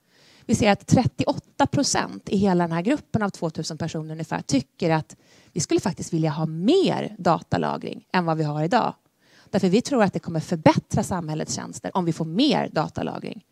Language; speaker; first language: Swedish; native; Swedish